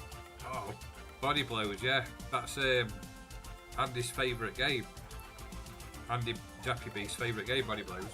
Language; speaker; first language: English; native; English